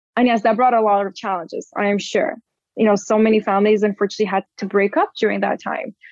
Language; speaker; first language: English; early bilingual, other home language; Portuguese